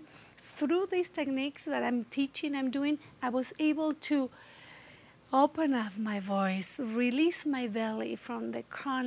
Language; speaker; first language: English; non-native, fluent; Spanish